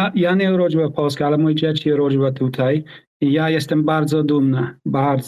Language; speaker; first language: Polish; non-native, learner; English